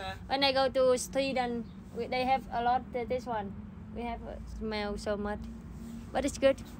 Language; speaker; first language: English; non-native, learner; Vietnamese